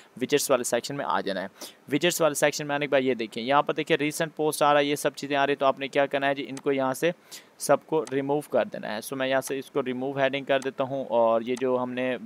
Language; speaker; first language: Urdu; non-native, local second language; Punjabi